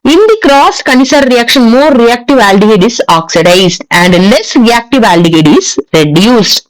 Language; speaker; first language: English; non-native, local second language; Tamil